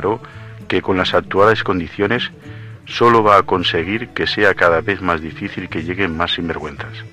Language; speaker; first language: Spanish; native; Spanish